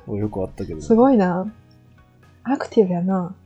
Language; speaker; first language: Japanese; non-native, fluent; Chinese